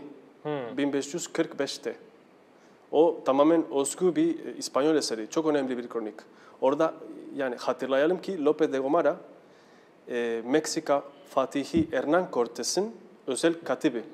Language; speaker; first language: Turkish; non-native, fluent; Spanish